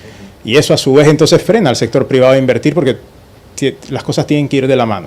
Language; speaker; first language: Spanish; native; Spanish